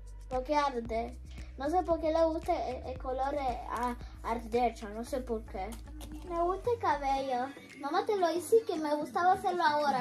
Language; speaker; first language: Spanish; early bilingual, heritage; Spanish